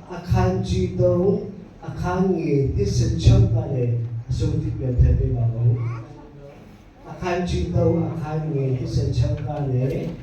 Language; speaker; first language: Burmese; non-native, local second language; Hakha Chin